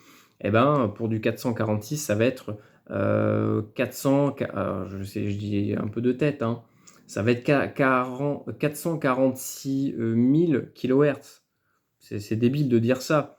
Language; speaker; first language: French; native; French